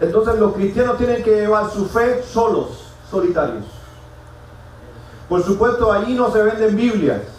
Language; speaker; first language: Spanish; native; Spanish